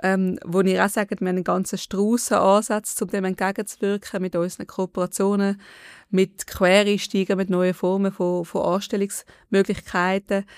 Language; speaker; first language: German; native; German